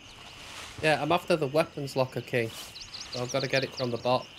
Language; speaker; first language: English; native; English